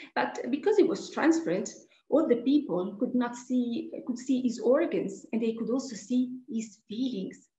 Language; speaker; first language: English; non-native, fluent; Italian